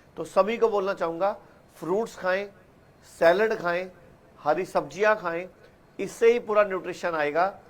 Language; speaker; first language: Hindi; native; Hindi